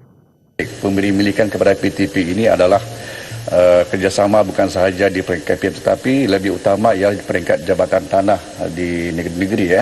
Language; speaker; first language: Malay; native; Malay